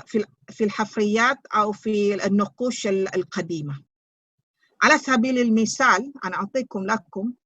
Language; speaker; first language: Arabic; non-native, fluent; Malay